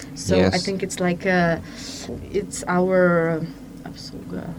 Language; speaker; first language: English; non-native, fluent; Lithuanian